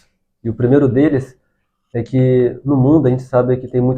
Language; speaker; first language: Portuguese; native; Portuguese